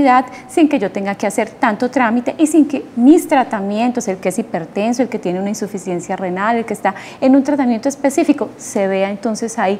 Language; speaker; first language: Spanish; native; Spanish